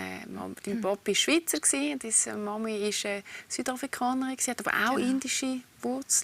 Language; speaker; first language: German; native; German